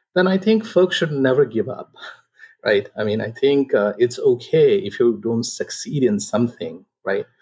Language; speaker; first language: English; non-native, local second language; Nepali